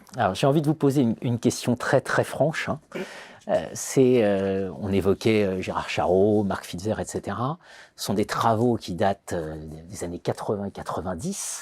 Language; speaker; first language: French; native; French